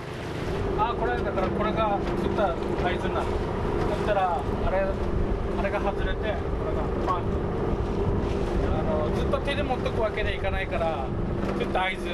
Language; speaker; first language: Japanese; native; Japanese